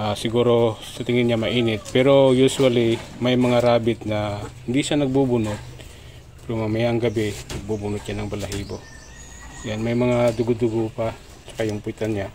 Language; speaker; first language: Filipino; non-native, local second language; Cebuano